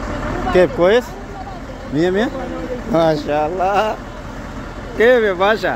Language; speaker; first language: Arabic; non-native, learner; Bangla